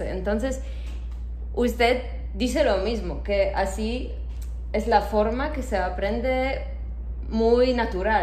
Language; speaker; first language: Spanish; non-native, fluent; Polish